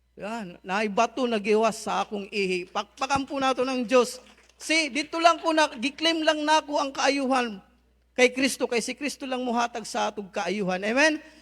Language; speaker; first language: Cebuano; non-native, local second language; Waray